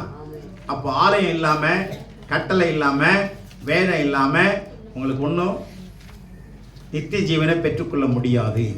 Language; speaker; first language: Tamil; native; Tamil